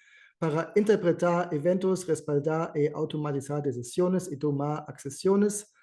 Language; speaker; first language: Spanish; non-native, fluent; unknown